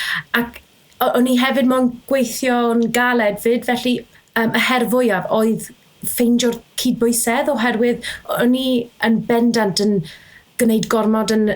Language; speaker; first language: Welsh; native; Welsh